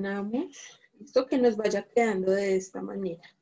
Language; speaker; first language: Spanish; native; Spanish